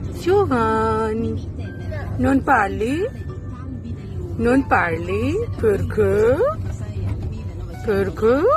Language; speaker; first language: Italian; non-native, learner; Bangla